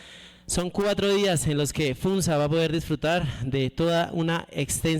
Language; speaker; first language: Spanish; native; Spanish